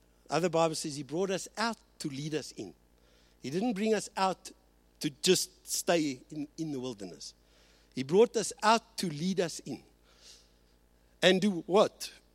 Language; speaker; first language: English; early bilingual, other home language; Afrikaans